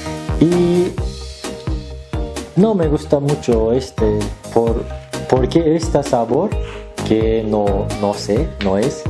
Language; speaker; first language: Spanish; non-native, learner; Turkish